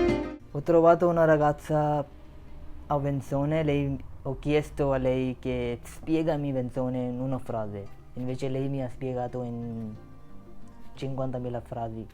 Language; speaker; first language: Italian; non-native, learner; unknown